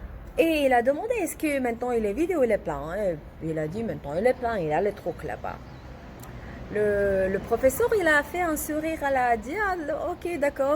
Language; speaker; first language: French; non-native, learner; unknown